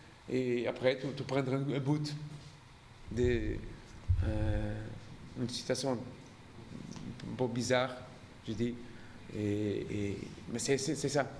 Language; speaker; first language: French; non-native, learner; Portuguese